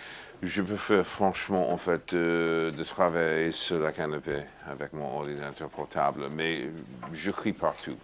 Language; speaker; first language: French; non-native, fluent; English